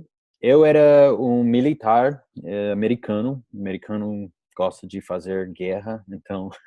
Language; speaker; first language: Portuguese; non-native, learner; English